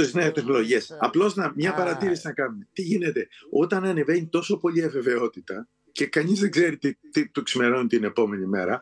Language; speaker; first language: Greek; native; Greek